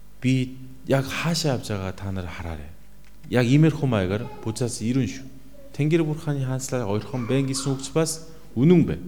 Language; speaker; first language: Mongolian; non-native, fluent; Korean